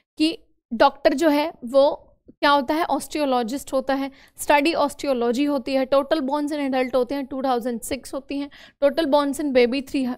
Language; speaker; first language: Hindi; native; Hindi